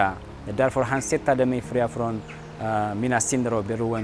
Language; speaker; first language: Swedish; non-native, learner; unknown